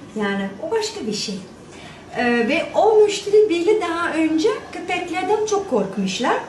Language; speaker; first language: Turkish; non-native, fluent; Dutch